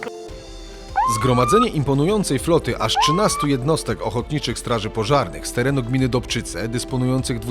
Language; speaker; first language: Polish; native; Polish